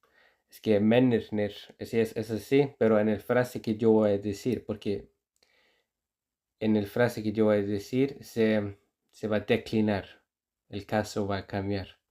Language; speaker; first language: Spanish; non-native, fluent; Icelandic